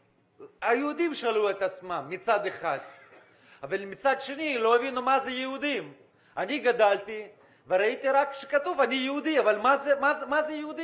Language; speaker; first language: Hebrew; non-native, fluent; Russian